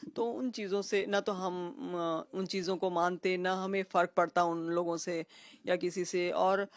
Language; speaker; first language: Hindi; native; Hindi